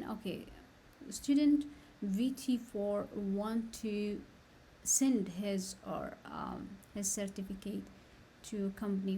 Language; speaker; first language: English; non-native, learner; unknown